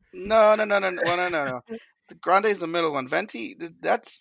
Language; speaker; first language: English; native; English